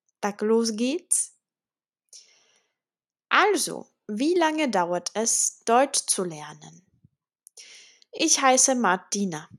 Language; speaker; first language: German; non-native, fluent; Czech